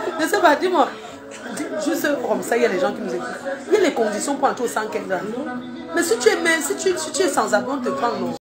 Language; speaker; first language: French; non-native, local second language; Lingala